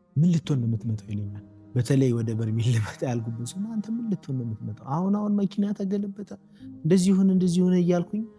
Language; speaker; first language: Amharic; native; Amharic